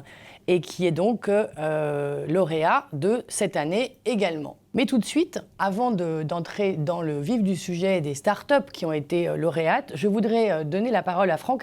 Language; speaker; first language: French; native; French